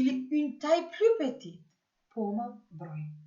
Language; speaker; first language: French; non-native, fluent; Macedonian